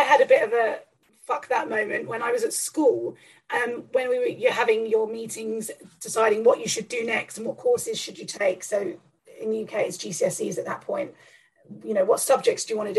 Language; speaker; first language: English; native; English